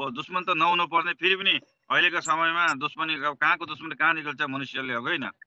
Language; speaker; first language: Nepali; native; Nepali